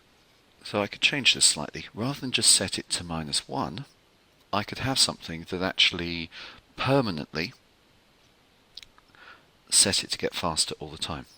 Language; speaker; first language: English; native; English